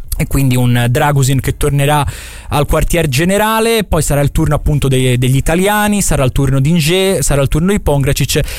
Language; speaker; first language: Italian; native; Italian